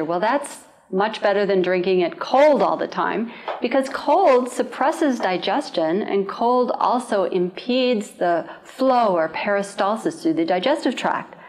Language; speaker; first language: English; native; English